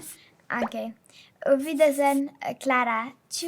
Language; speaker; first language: German; non-native, learner; Slovenian